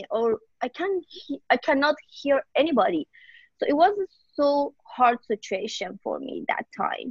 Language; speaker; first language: English; non-native, learner; Persian